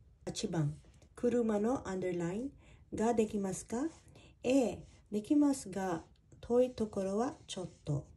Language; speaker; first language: Japanese; non-native, fluent; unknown